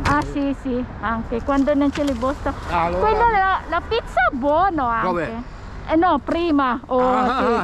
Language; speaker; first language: Italian; non-native, learner; Filipino